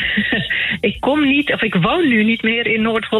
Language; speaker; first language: Dutch; native; Dutch